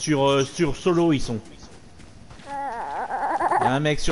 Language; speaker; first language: French; native; French